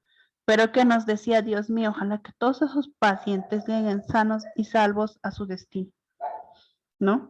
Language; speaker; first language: Spanish; native; Spanish